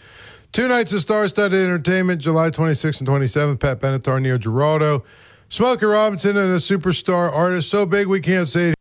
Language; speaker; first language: English; native; English